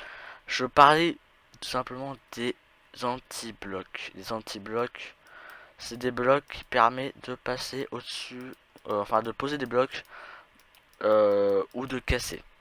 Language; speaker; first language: French; native; French